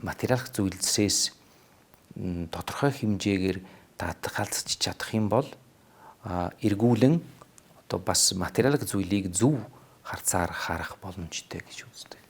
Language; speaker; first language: Mongolian; non-native, fluent; Italian